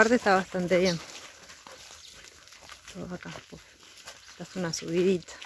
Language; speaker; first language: Spanish; native; Spanish